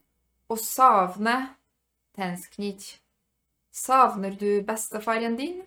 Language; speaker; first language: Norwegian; non-native, fluent; Polish